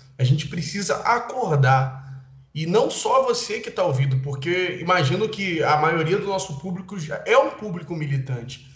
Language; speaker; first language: Portuguese; native; Portuguese